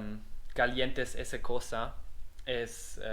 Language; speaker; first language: Spanish; non-native, learner; German